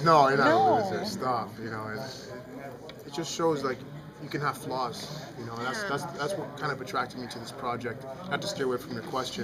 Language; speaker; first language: English; native; English